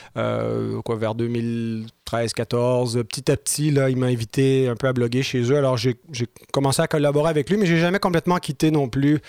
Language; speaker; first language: French; native; French